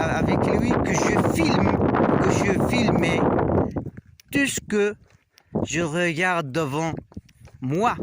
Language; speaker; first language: French; non-native, learner; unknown